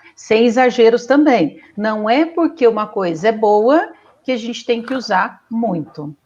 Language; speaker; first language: Portuguese; native; Portuguese